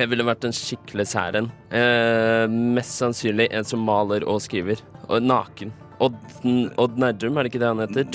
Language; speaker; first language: Norwegian; native; Norwegian